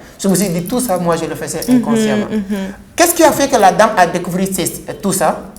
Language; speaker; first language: French; non-native, local second language; Wolof